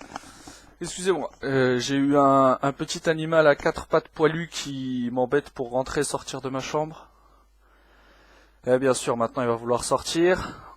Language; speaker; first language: French; native; French